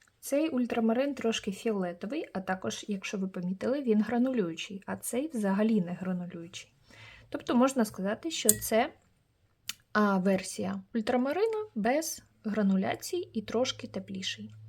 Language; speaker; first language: Ukrainian; native; Ukrainian